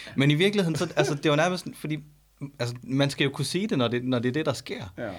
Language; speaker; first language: Danish; native; Danish